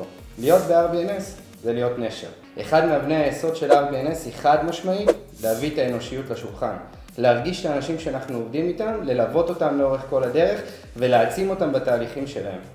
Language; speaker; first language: Hebrew; native; Hebrew